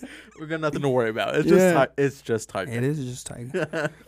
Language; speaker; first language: English; native; English